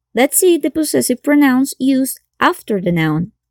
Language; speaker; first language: English; non-native, fluent; Spanish